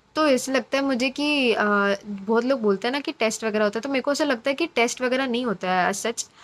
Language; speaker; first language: Hindi; non-native, local second language; Marathi